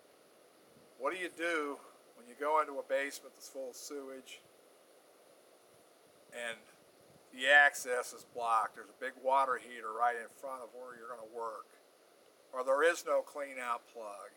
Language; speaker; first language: English; native; English